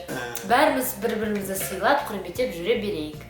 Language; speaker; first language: Kazakh; non-native, local second language; Uyghur